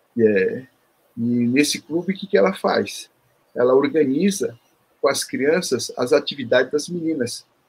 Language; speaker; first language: Portuguese; early bilingual, other home language; Korean